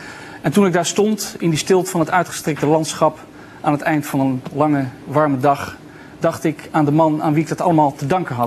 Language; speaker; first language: Dutch; native; Dutch